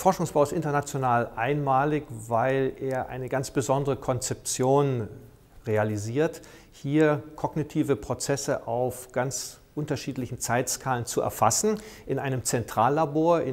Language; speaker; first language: German; native; German